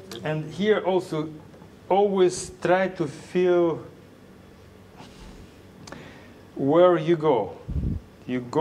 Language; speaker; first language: English; non-native, learner; Russian